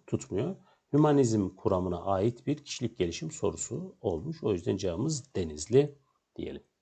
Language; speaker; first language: Turkish; native; Turkish